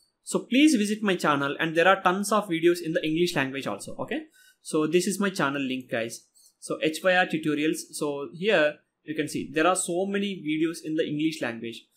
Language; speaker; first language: English; non-native, local second language; Telugu